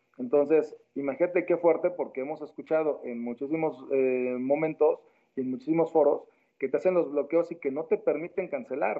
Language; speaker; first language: Spanish; native; Spanish